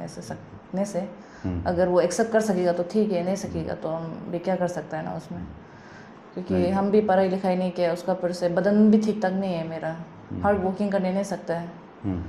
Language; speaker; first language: Hindi; non-native, local second language; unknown